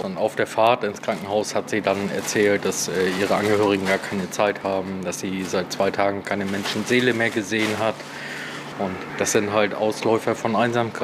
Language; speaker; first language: German; native; German